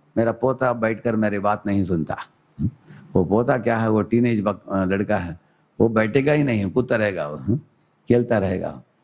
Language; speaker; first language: Hindi; non-native, local second language; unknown